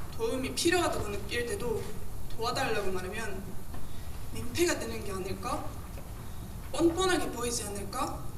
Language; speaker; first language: Korean; non-native, fluent; Japanese